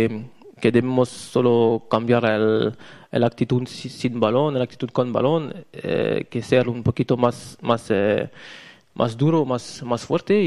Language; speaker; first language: Spanish; non-native, learner; French